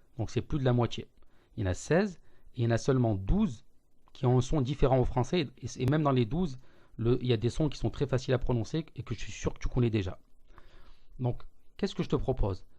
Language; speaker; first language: French; native; French